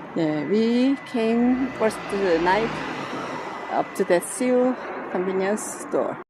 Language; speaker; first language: English; non-native, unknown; Korean